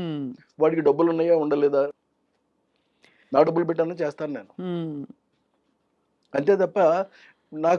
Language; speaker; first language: Telugu; native; Telugu